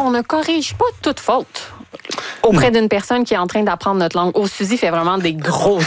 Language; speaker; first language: French; native; French